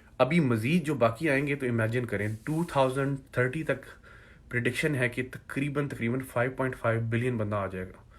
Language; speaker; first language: Urdu; native; Urdu